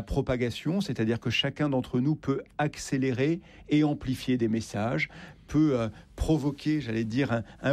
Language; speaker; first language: French; native; French